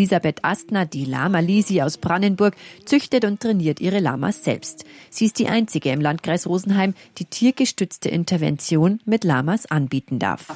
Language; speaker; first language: German; native; German